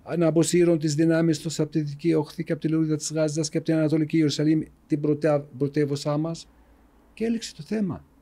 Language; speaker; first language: Greek; non-native, fluent; Arabic